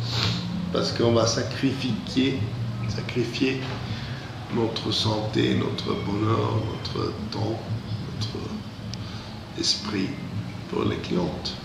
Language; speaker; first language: French; non-native, fluent; English